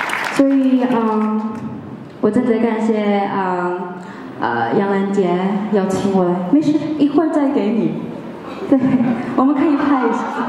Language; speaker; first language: Chinese; non-native, fluent; Malay